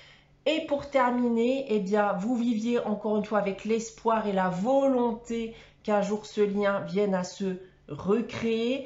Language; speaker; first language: French; native; French